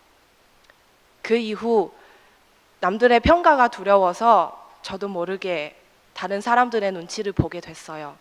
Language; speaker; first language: Korean; non-native, fluent; Chinese